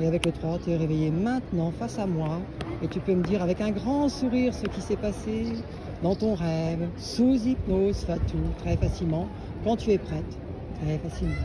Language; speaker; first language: French; native; French